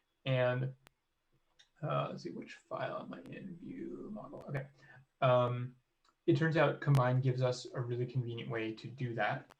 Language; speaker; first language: English; native; English